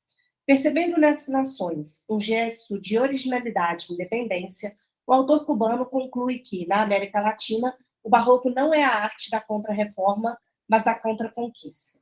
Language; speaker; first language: Portuguese; native; Portuguese